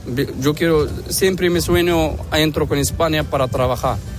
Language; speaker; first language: Spanish; non-native, learner; Arabic